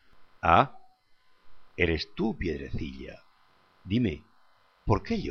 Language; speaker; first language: Spanish; native; Spanish